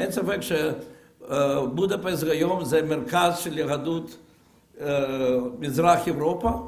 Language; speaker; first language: Hebrew; non-native, fluent; Russian